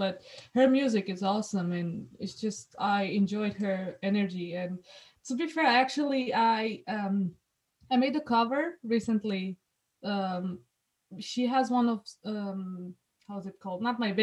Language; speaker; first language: English; non-native, fluent; Romanian